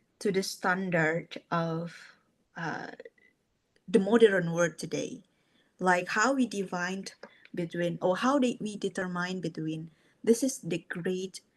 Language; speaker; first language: English; non-native, fluent; Indonesian